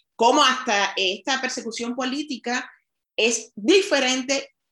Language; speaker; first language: Spanish; native; Spanish